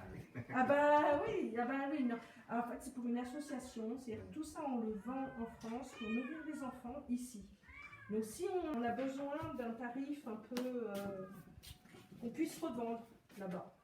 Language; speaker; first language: French; non-native, local second language; Malagasy